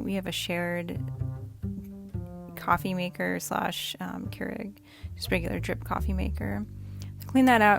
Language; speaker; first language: English; native; English